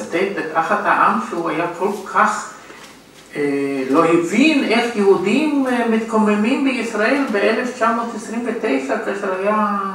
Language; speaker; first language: Hebrew; non-native, fluent; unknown